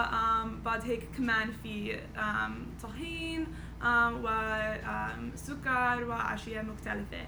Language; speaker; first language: Arabic; non-native, learner; English